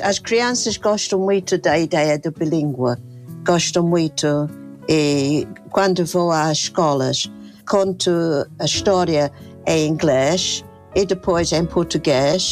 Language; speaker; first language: Portuguese; non-native, fluent; English